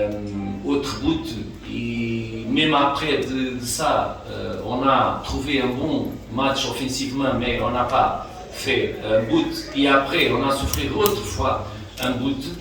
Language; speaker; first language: French; non-native, fluent; Portuguese